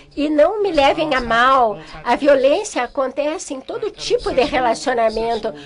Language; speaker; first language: Portuguese; non-native, fluent; English